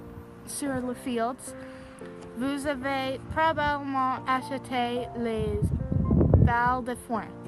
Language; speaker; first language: French; non-native, learner; English